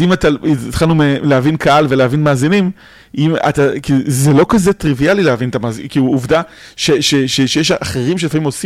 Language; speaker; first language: Hebrew; native; Hebrew